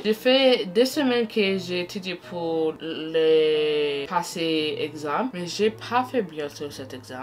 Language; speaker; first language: French; non-native, learner; English